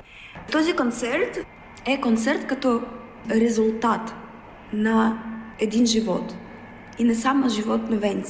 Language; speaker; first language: Bulgarian; non-native, learner; Russian